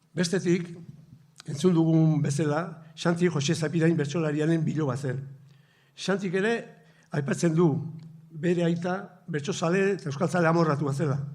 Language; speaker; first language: Basque; native; Basque